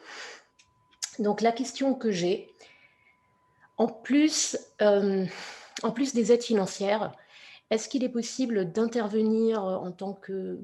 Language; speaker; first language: French; non-native, local second language; Arabic